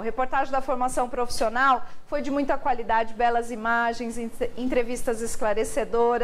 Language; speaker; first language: Portuguese; native; Portuguese